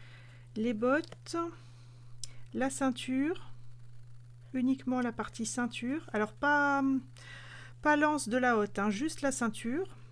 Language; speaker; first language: French; native; French